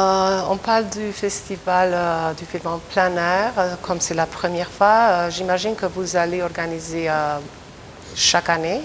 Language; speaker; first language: French; non-native, fluent; Albanian